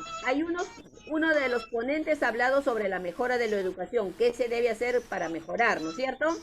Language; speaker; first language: Spanish; native; Spanish